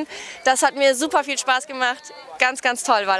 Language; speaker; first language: German; native; German